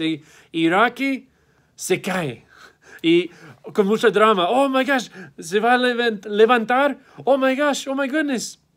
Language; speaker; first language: Spanish; non-native, fluent; English